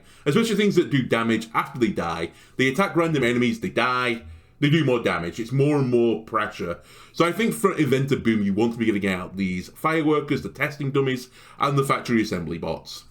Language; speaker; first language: English; native; English